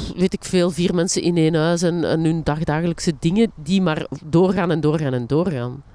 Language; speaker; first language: Dutch; native; Dutch